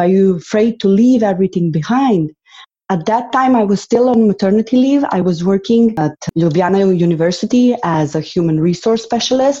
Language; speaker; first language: English; non-native, fluent; Slovenian